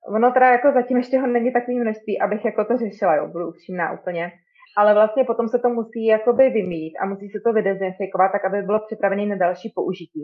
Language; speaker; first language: Czech; native; Czech